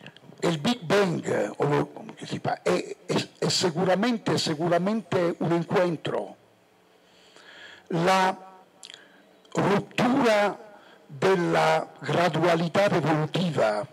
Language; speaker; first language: Spanish; non-native, fluent; Italian